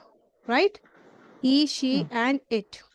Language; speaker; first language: English; non-native, local second language; Hindi